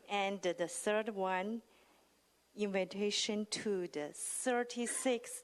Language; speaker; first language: English; non-native, learner; Chinese